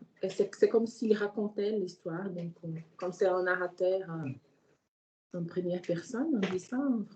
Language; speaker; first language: French; non-native, fluent; Portuguese